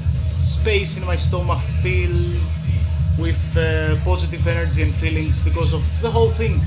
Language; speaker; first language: English; non-native, fluent; Greek